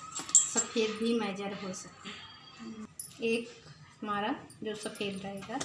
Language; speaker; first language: Hindi; native; Hindi